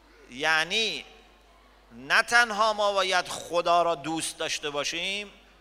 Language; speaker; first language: Persian; native; Persian